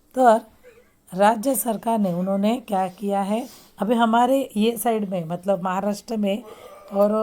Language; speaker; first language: Hindi; non-native, local second language; Marathi